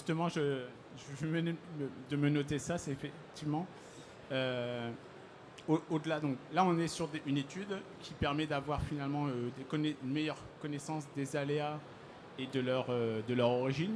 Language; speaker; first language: French; native; French